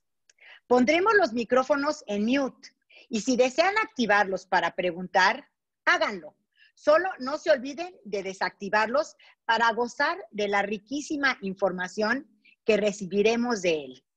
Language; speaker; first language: Spanish; native; Spanish